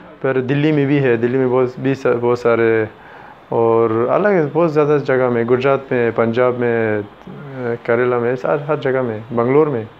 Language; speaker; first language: Urdu; non-native, learner; Pashto